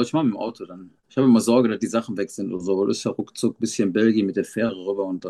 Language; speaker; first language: German; native; German